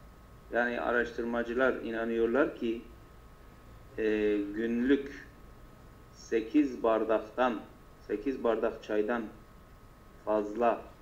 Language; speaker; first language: Turkish; non-native, local second language; Kurdish